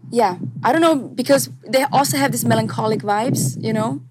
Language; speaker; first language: English; non-native, fluent; Tamil